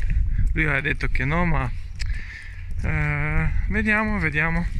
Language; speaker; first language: Italian; non-native, learner; Slovenian